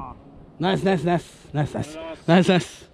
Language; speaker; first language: Japanese; native; Japanese